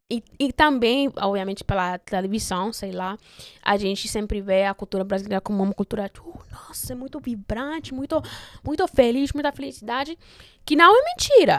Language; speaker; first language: Portuguese; non-native, fluent; Spanish